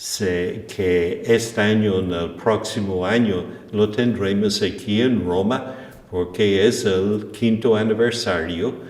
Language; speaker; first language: Spanish; non-native, fluent; English